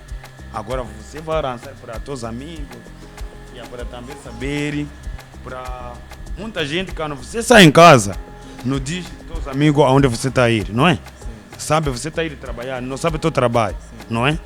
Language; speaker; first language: Portuguese; non-native, learner; Kinyarwanda